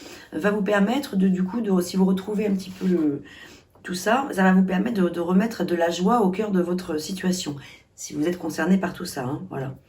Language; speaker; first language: French; native; French